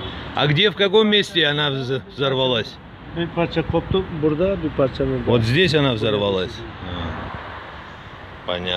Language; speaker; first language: Russian; native; Russian